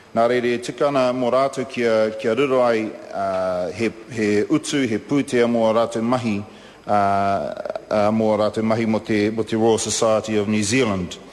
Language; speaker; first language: Māori; non-native, local second language; English